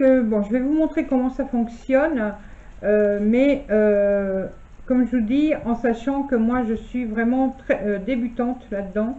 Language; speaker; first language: French; native; French